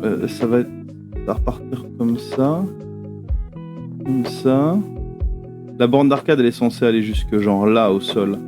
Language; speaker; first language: French; native; French